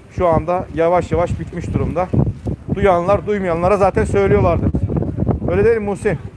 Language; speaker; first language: Turkish; native; Turkish